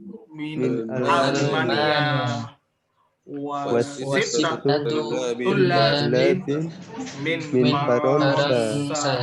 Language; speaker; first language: Arabic; non-native, learner; Indonesian